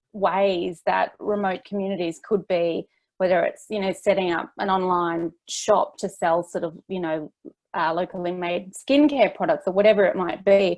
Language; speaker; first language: English; native; English